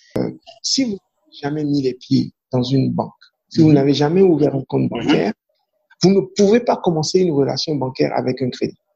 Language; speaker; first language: French; non-native, local second language; Fon